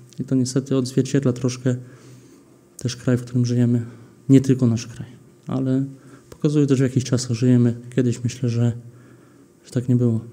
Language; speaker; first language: Polish; early bilingual, heritage; Polish